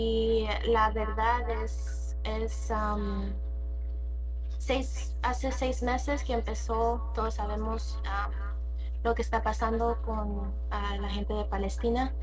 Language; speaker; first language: Spanish; early bilingual, heritage; Spanish